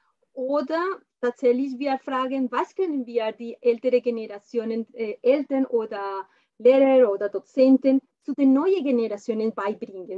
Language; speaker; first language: German; non-native, fluent; Spanish